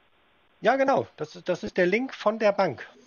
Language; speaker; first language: German; native; German